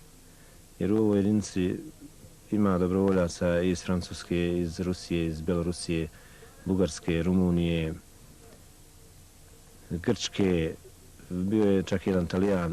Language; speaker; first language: Bosnian; native; Bosnian